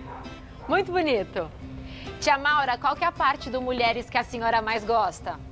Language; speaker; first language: Portuguese; native; Portuguese